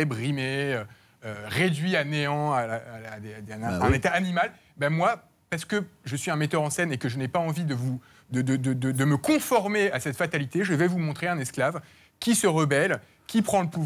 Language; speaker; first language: French; native; French